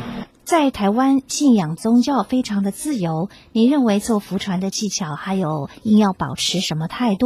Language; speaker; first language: Chinese; native; Chinese